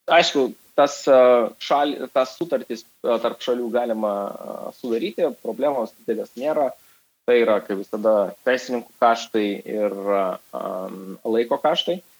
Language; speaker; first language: Lithuanian; non-native, local second language; Russian